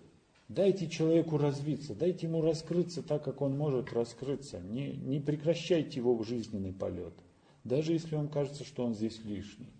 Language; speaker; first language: Russian; native; Russian